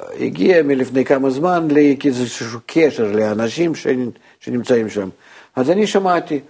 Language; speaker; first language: Hebrew; non-native, fluent; Russian